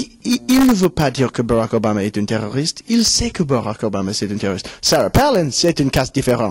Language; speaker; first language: French; non-native, learner; English